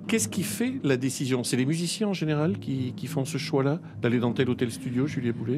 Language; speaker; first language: French; native; French